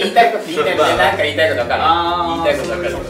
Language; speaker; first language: Japanese; native; Japanese